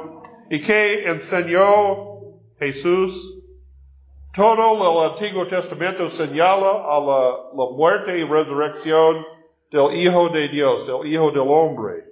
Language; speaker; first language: Spanish; non-native, learner; English